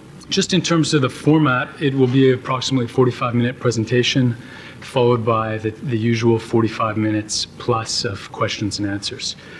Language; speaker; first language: English; native; English